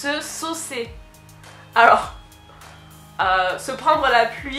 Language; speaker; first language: French; native; French